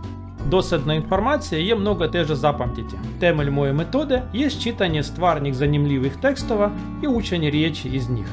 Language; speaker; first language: Croatian; non-native, learner; Russian